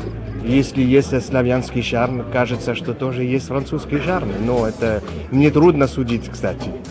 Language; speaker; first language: Russian; non-native, fluent; French